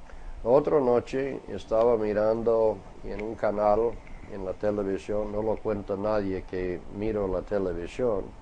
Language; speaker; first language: Spanish; non-native, fluent; English